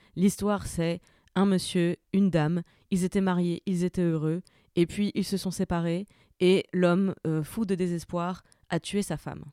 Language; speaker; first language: French; native; French